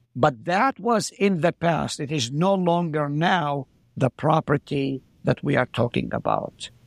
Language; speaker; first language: English; non-native, fluent; Arabic